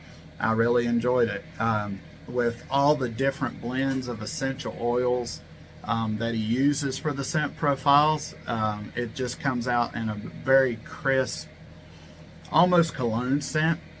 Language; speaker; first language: English; native; English